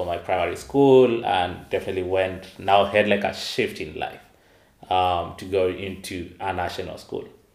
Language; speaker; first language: English; non-native, local second language; Kamba